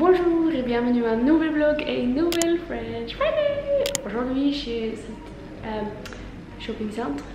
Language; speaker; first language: French; non-native, learner; Norwegian